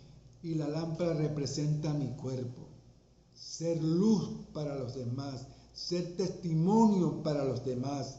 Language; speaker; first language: Spanish; native; Spanish